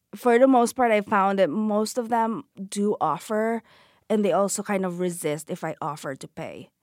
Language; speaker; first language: English; non-native, local second language; Filipino